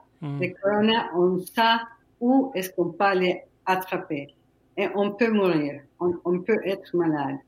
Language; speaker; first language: French; non-native, fluent; Spanish